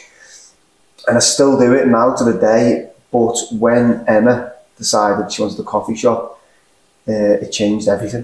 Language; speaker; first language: English; native; English